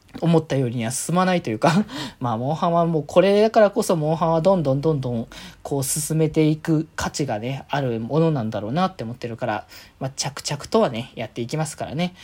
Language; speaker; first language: Japanese; native; Japanese